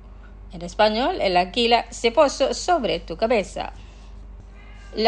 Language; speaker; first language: Spanish; non-native, fluent; Indonesian